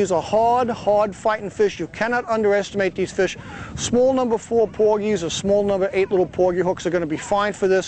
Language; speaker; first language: English; native; English